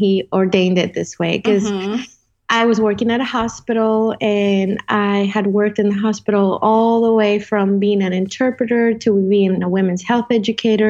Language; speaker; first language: English; non-native, fluent; Spanish